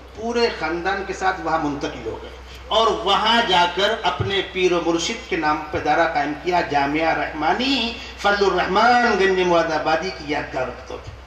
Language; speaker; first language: Urdu; native; Urdu